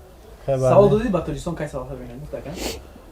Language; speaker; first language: Persian; native; Persian